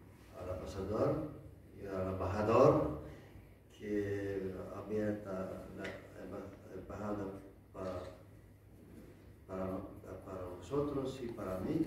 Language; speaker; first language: Spanish; non-native, learner; Greek